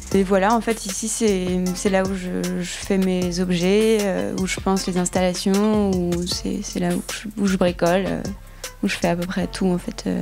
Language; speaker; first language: French; native; French